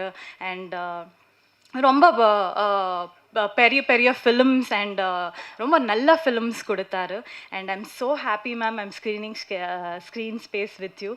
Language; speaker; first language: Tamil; non-native, learner; Kannada